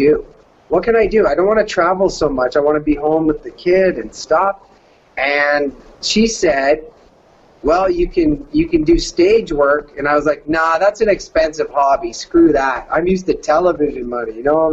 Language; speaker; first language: English; native; English